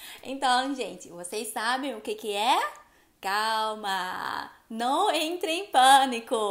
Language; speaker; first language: Portuguese; non-native, fluent; Chinese